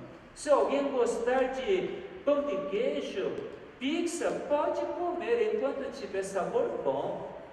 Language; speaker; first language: Portuguese; non-native, fluent; Korean